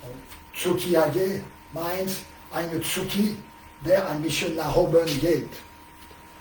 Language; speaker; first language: German; non-native, learner; French